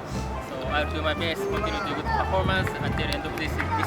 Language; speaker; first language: English; non-native, learner; Indonesian